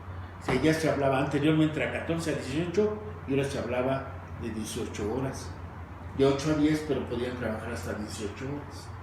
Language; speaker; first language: Spanish; native; Spanish